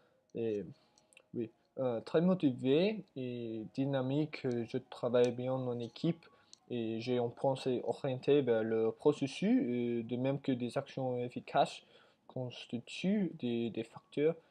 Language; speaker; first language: French; non-native, learner; English